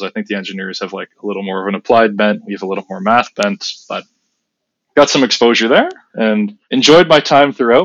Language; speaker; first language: English; native; English